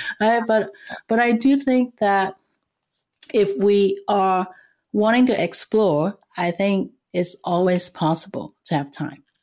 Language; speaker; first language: English; non-native, fluent; Cantonese